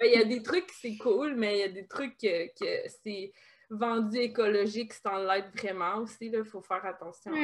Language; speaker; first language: French; native; French